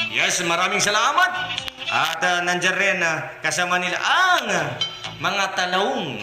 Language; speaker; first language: Filipino; non-native, local second language; Maranao